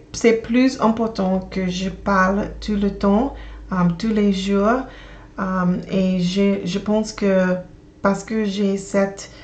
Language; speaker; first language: French; non-native, learner; English